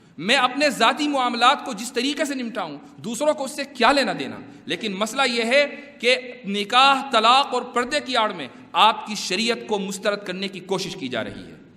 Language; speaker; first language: Urdu; native; Urdu